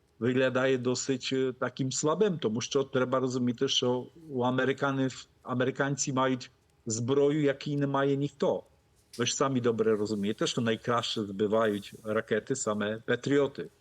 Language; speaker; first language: Polish; non-native, fluent; Ukrainian